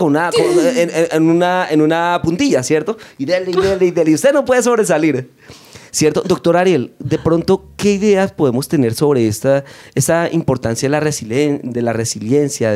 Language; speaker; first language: Spanish; native; Spanish